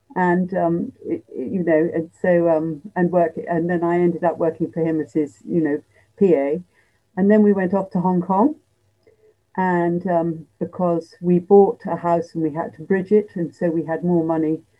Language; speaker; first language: English; native; English